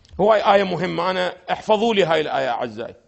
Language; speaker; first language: Arabic; native; Arabic